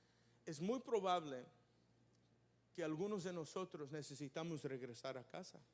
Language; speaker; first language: Spanish; early bilingual, heritage; Spanish